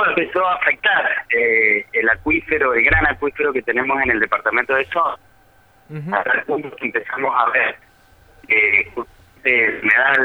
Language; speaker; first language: Spanish; native; Spanish